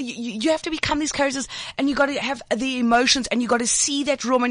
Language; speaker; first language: English; native; English